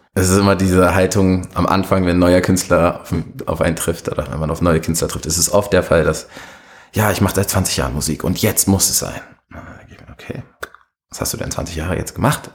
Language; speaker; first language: German; native; German